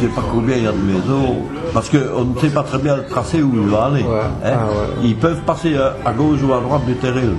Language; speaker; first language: French; native; French